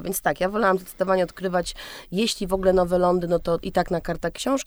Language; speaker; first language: Polish; native; Polish